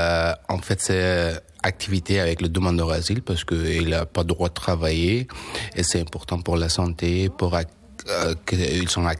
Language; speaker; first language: French; non-native, learner; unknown